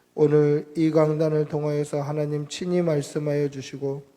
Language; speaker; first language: Korean; native; Korean